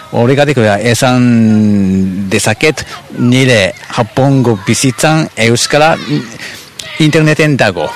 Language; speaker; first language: Basque; non-native, fluent; Japanese